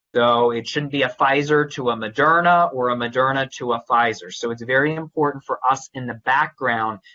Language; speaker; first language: English; native; English